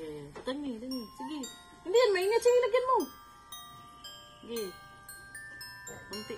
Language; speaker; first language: Filipino; non-native, local second language; Cebuano